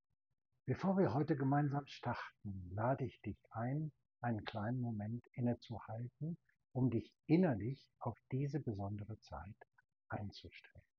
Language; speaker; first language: German; native; German